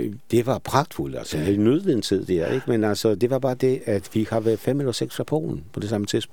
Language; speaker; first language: Danish; non-native, fluent; Polish